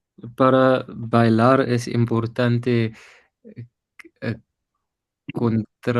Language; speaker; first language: Spanish; non-native, learner; English